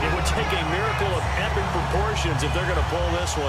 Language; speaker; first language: English; native; English